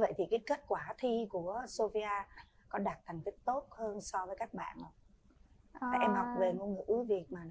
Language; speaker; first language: Vietnamese; native; Vietnamese